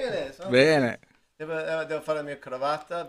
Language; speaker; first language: Italian; non-native, learner; English